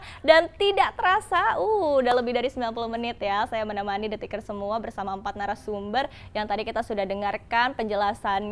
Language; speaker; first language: Indonesian; native; Indonesian